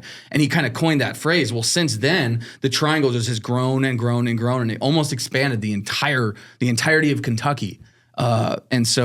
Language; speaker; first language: English; native; English